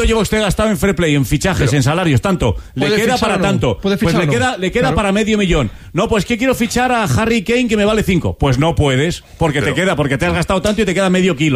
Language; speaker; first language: Spanish; native; Spanish